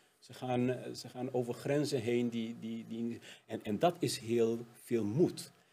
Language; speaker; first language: Dutch; non-native, local second language; Papiamento